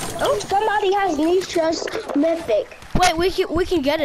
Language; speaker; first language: English; native; English